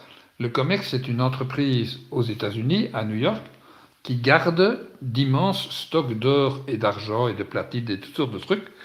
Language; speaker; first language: French; native; French